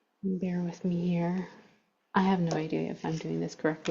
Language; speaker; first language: English; native; English